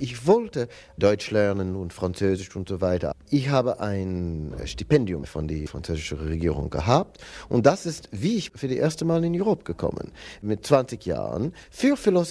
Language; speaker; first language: German; non-native, learner; English